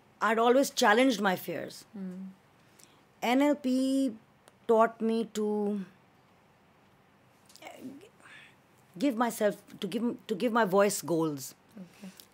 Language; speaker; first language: English; early bilingual, other home language; Hindi